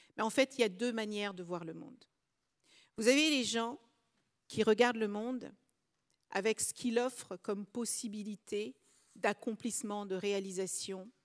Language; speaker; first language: French; early bilingual, other home language; Kabuverdianu